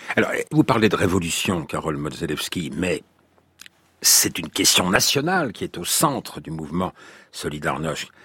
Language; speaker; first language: French; native; French